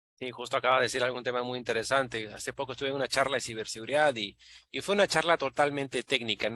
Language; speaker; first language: Spanish; native; Spanish